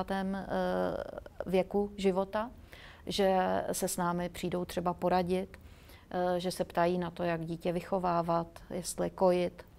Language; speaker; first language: Czech; native; Czech